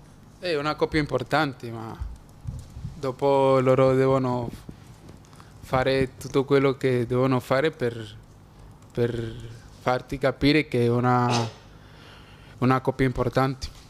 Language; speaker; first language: Italian; non-native, fluent; Spanish